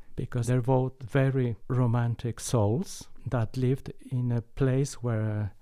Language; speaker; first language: English; non-native, fluent; Spanish